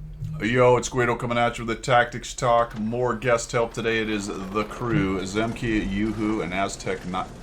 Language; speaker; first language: English; native; English